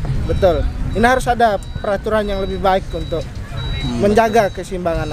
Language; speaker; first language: Indonesian; native; Indonesian